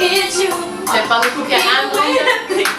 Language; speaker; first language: French; non-native, learner; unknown